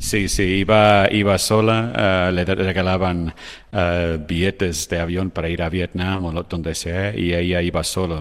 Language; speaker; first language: Spanish; non-native, fluent; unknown